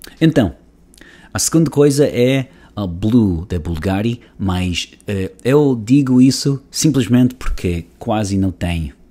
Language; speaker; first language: Portuguese; non-native, learner; Spanish